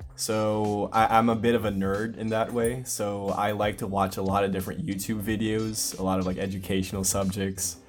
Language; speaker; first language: English; native; English